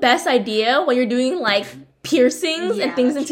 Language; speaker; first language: English; early bilingual, other home language; Vietnamese